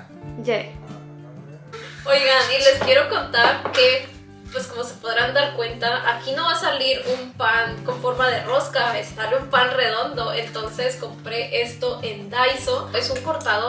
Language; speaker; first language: Spanish; native; Spanish